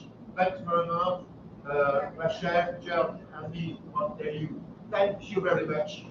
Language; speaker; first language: English; non-native, learner; French